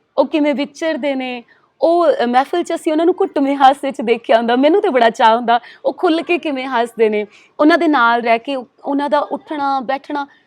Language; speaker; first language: Punjabi; native; Punjabi